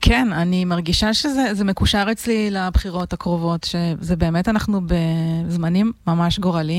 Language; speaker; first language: Hebrew; native; Hebrew